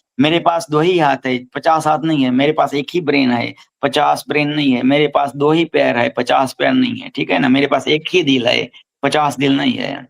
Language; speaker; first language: Hindi; non-native, local second language; Gujarati